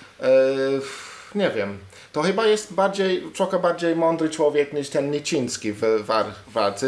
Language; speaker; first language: Polish; non-native, learner; English